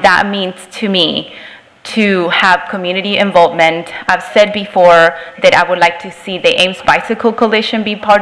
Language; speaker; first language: English; non-native, fluent; Spanish